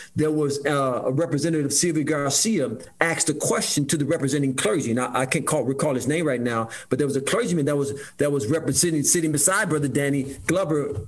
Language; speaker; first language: English; native; English